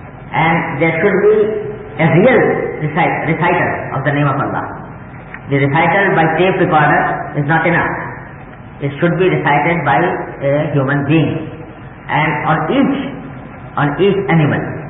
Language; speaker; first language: English; non-native, local second language; Urdu